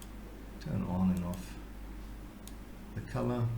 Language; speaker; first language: English; native; English